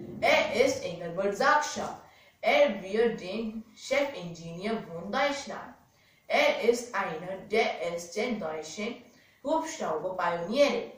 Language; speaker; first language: German; non-native, learner; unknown